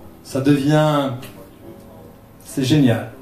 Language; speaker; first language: French; non-native, fluent; Portuguese